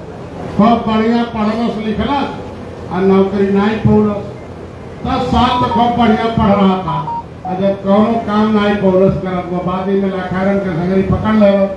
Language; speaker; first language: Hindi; native; Hindi